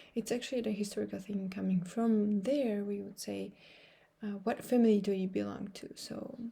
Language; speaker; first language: English; non-native, fluent; Georgian